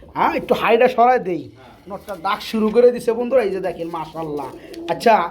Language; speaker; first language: Bangla; native; Bangla